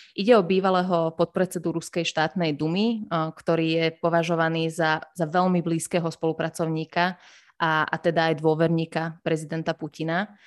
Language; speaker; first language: Slovak; native; Slovak